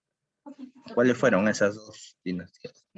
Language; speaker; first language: Spanish; native; Spanish